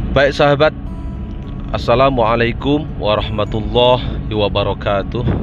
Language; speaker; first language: Indonesian; native; Indonesian